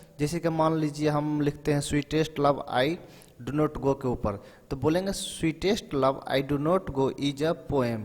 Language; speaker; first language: Hindi; native; Hindi